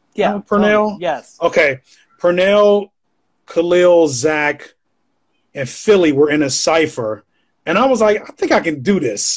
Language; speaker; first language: English; native; English